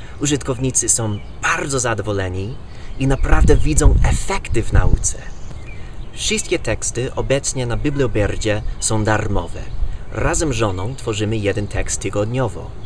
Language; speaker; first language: Polish; non-native, fluent; English